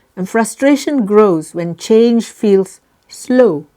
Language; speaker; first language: English; non-native, local second language; Malay